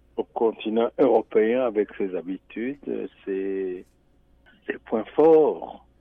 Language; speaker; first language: French; non-native, local second language; Rundi